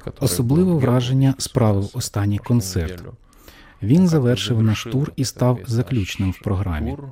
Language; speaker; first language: Ukrainian; non-native, fluent; Lithuanian